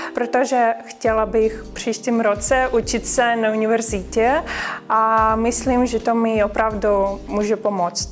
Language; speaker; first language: Czech; non-native, learner; Ukrainian